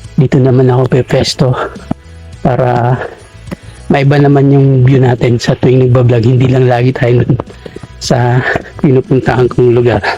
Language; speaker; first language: Filipino; native; Filipino